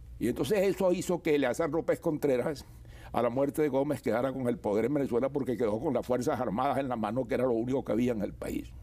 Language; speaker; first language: Spanish; native; Spanish